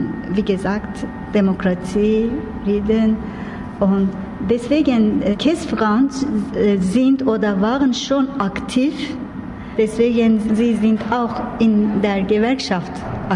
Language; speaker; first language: German; non-native, learner; Turkish